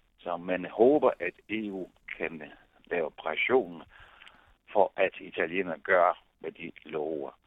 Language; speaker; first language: Danish; non-native, fluent; Italian